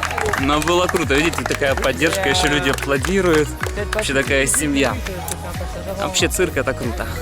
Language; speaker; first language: Russian; native; Russian